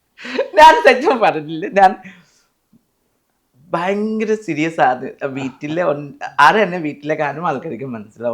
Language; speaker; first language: Malayalam; non-native, local second language; Assamese